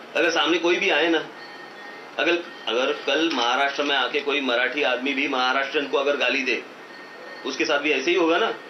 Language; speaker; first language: Hindi; non-native, local second language; Marathi